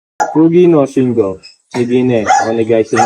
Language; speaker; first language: Japanese; non-native, learner; Filipino